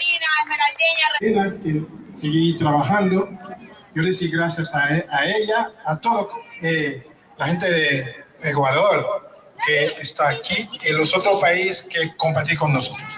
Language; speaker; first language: Spanish; non-native, fluent; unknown